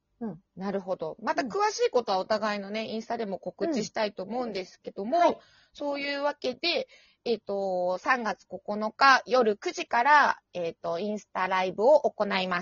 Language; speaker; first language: Japanese; native; Japanese